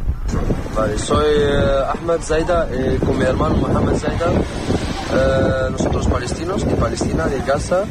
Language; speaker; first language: Spanish; non-native, learner; Arabic